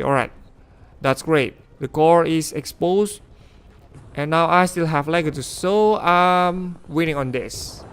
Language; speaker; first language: English; non-native, fluent; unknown